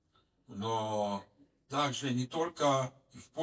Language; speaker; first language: Polish; non-native, learner; Russian